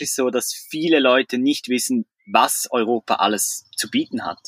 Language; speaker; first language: German; native; German